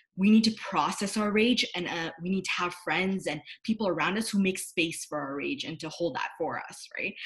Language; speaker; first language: English; native; English